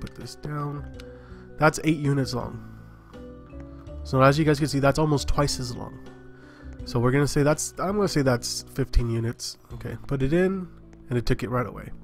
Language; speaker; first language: English; native; English